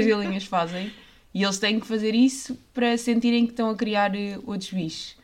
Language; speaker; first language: Portuguese; native; Portuguese